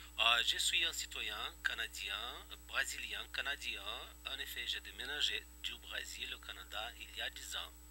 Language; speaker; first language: French; non-native, fluent; Portuguese